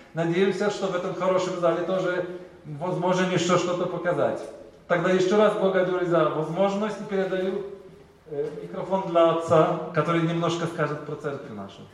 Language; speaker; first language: Russian; non-native, learner; Polish